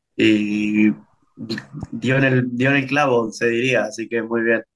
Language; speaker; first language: Spanish; native; Spanish